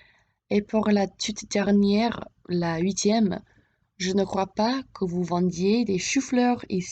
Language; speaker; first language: French; non-native, fluent; English